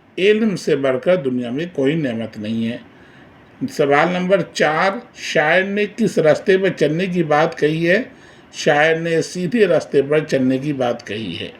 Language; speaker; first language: Urdu; native; Urdu